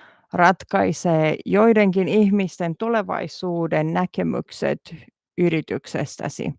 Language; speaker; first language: Finnish; non-native, learner; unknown